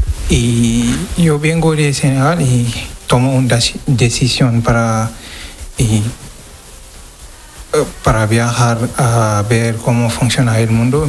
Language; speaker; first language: Spanish; non-native, learner; Wolof